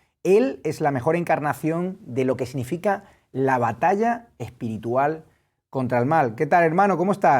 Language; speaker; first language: Spanish; native; Spanish